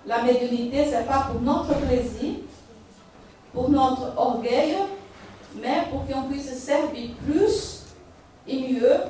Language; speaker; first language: French; non-native, fluent; Portuguese